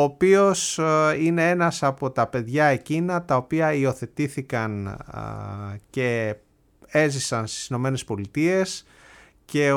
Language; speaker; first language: Greek; native; Greek